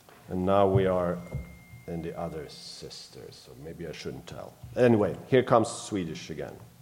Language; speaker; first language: English; non-native, fluent; Swedish